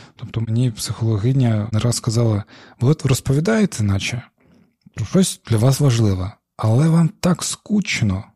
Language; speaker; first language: Ukrainian; non-native, local second language; Crimean Tatar